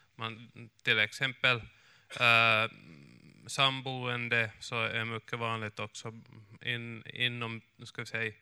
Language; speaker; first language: Swedish; native; Swedish